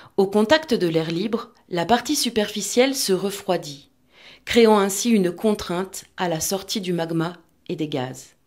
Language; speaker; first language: French; native; French